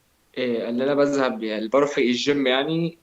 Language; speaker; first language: Arabic; native; Arabic